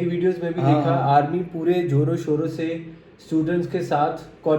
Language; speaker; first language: Hindi; native; Hindi